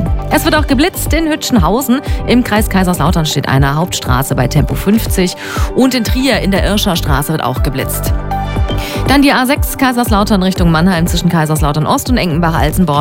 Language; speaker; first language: German; native; German